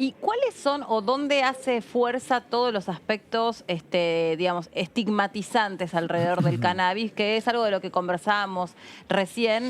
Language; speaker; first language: Spanish; native; Spanish